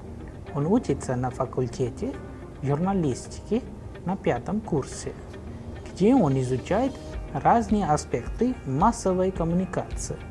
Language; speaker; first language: Russian; non-native, fluent; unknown